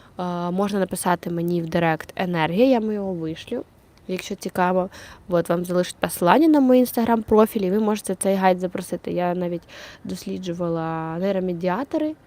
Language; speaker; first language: Ukrainian; non-native, local second language; Russian